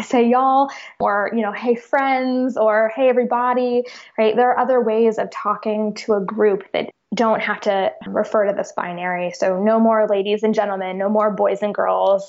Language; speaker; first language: English; native; English